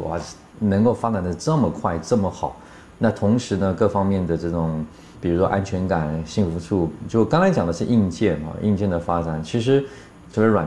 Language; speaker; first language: Chinese; native; Chinese